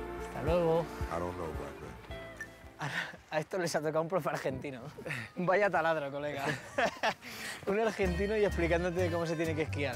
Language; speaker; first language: Spanish; native; Spanish